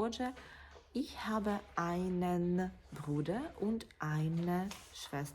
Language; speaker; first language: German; non-native, fluent; Ukrainian